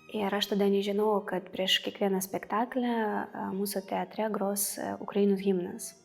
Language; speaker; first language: Lithuanian; non-native, fluent; Russian